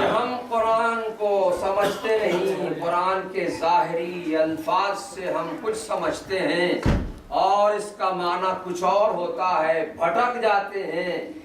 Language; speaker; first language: Urdu; native; Urdu